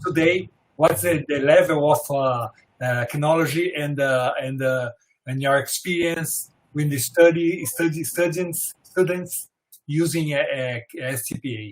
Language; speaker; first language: English; non-native, fluent; Portuguese